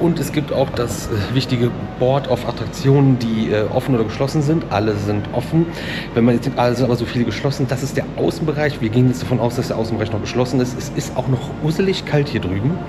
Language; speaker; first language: German; native; German